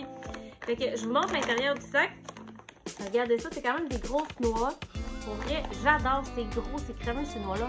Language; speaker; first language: French; native; French